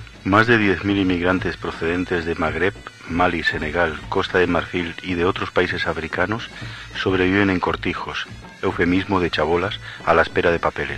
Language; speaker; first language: Spanish; native; Spanish